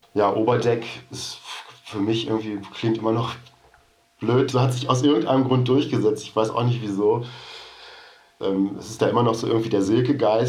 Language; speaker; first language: German; native; German